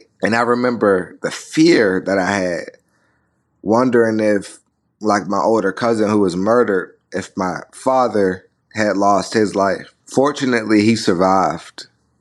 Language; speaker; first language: English; native; English